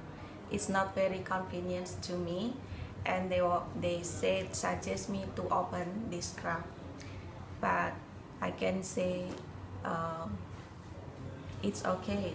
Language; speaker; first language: English; non-native, learner; Indonesian